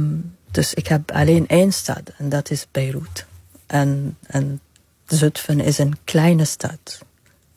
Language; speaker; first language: Dutch; non-native, fluent; Arabic